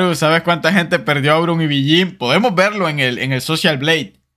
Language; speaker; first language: Spanish; native; Spanish